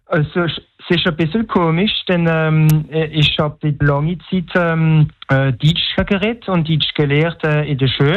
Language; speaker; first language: German; non-native, local second language; French